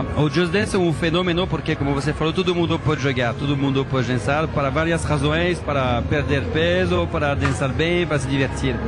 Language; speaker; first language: Portuguese; non-native, fluent; French